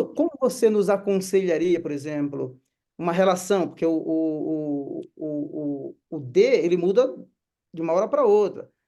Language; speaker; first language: Portuguese; native; Portuguese